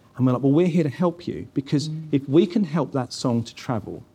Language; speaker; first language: English; native; English